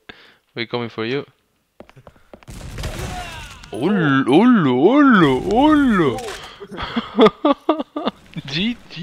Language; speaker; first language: English; non-native, learner; Spanish